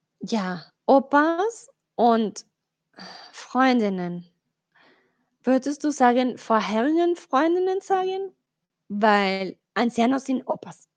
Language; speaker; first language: German; non-native, learner; Spanish